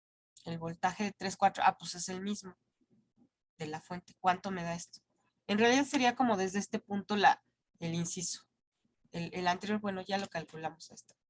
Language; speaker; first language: Spanish; native; Spanish